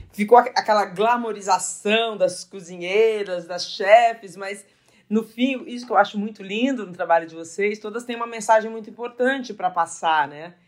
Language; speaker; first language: Portuguese; native; Portuguese